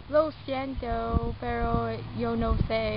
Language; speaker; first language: Spanish; non-native, learner; English